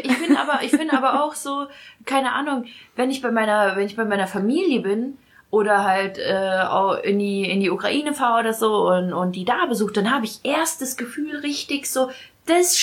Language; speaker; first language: German; early bilingual, other home language; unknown